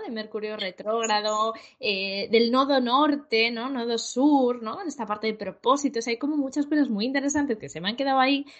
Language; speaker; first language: Spanish; native; Spanish